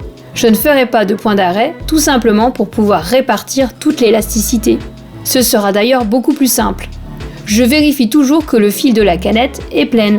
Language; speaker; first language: French; native; French